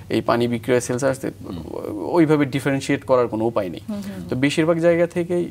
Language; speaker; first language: Bangla; native; Bangla